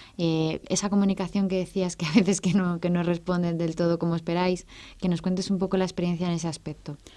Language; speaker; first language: Spanish; native; Spanish